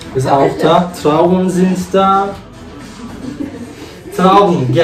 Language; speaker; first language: German; non-native, fluent; Turkish